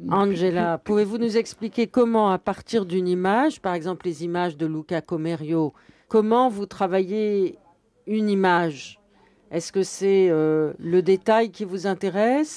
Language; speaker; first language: French; native; French